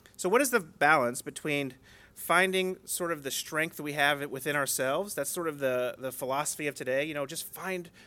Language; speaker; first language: English; native; English